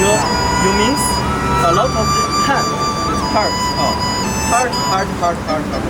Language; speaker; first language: English; non-native, learner; Chinese